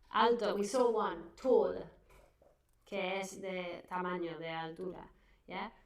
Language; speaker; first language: Spanish; non-native, fluent; English